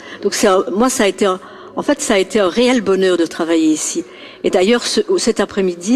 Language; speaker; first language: French; native; French